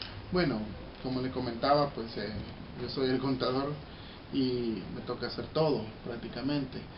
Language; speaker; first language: Spanish; native; Spanish